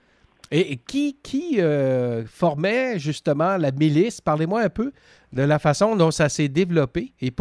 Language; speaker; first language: French; native; French